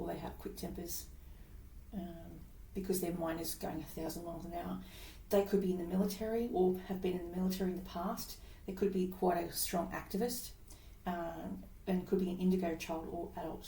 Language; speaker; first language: English; native; English